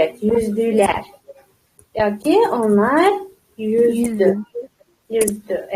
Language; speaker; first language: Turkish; non-native, fluent; Uzbek